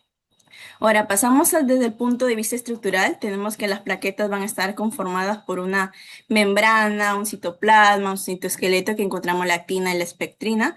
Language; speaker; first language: Spanish; native; Spanish